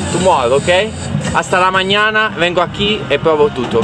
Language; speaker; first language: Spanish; non-native, learner; Italian